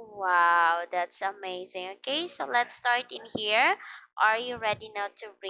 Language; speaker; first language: English; non-native, fluent; Filipino